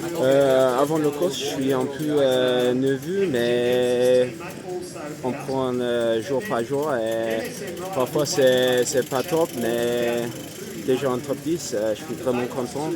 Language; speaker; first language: French; non-native, learner; English